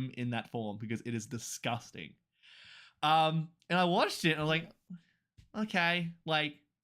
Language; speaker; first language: English; native; English